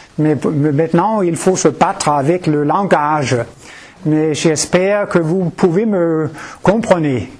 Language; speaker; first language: French; non-native, fluent; Danish